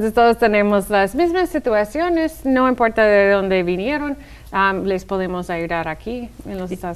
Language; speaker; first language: Spanish; non-native, fluent; English